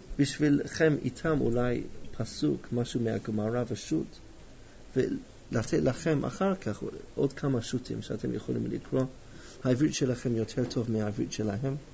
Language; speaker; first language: Hebrew; non-native, fluent; English